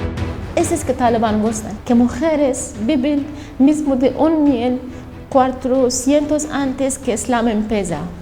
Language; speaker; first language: Spanish; non-native, learner; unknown